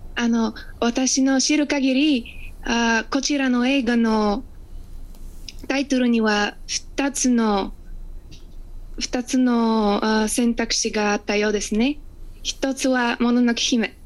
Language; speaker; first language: Japanese; non-native, fluent; Bulgarian